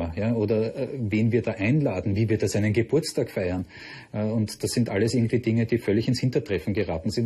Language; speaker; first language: German; native; German